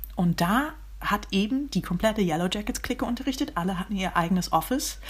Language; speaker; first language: German; native; German